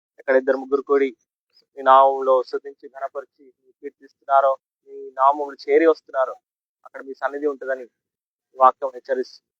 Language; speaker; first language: Telugu; non-native, local second language; Kannada